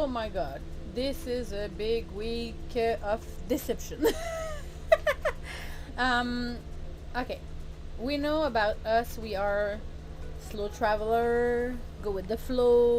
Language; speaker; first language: English; non-native, learner; French